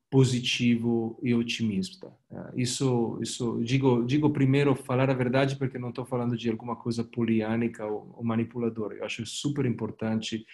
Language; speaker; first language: Portuguese; non-native, fluent; Italian